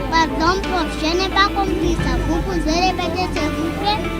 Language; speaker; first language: French; non-native, learner; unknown